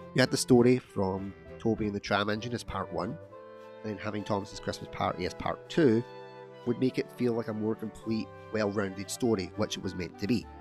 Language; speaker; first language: English; native; English